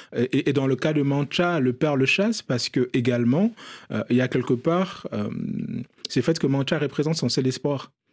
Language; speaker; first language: French; non-native, local second language; Bambara